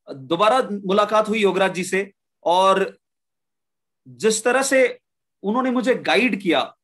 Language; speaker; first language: Hindi; native; Hindi